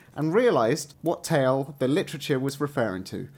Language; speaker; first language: English; native; English